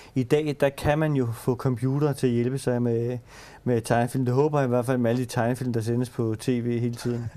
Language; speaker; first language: Danish; native; Danish